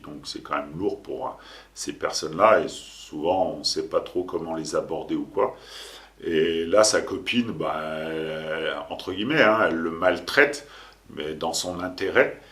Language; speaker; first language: French; native; French